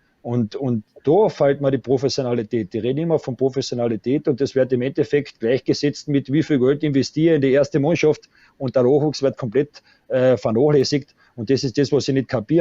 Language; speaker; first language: German; native; German